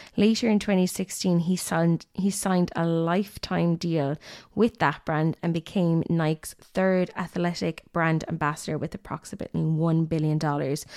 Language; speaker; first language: English; native; English